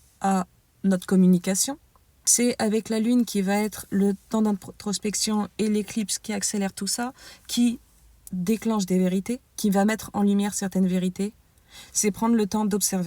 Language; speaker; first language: French; native; French